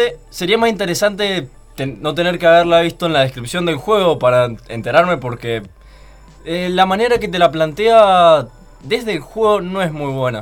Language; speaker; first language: Spanish; native; Spanish